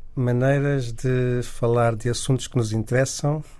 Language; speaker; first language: Portuguese; native; Portuguese